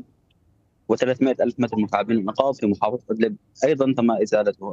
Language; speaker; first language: Arabic; native; Arabic